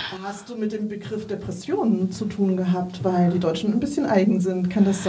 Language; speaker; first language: German; native; German